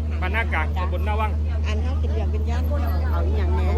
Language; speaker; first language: Thai; non-native, learner; Swiss German